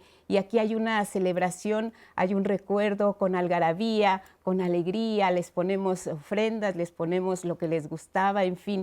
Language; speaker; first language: Spanish; native; Spanish